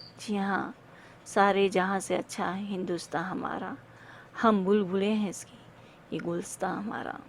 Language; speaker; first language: Urdu; native; Urdu